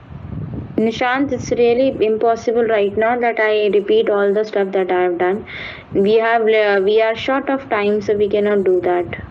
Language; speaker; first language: English; non-native, local second language; Hindi